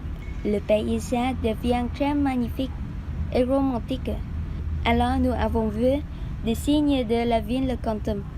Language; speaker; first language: French; non-native, learner; Vietnamese